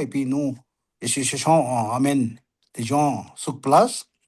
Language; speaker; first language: French; non-native, learner; Sherpa